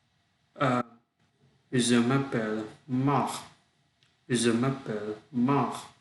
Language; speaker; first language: French; non-native, learner; Vietnamese